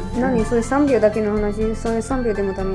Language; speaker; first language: Japanese; non-native, fluent; Chinese